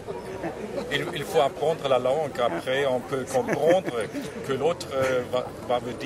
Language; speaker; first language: French; non-native, learner; German